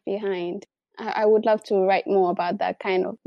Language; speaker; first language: English; non-native, local second language; Swahili